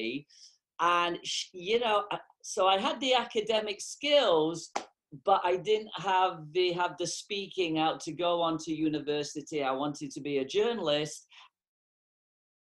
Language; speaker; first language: English; native; English